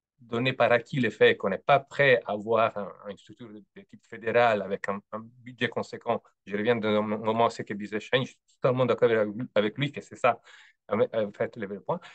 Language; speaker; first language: French; non-native, fluent; Italian